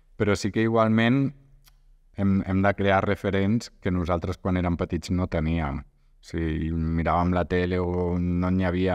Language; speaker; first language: Catalan; non-native, local second language; Spanish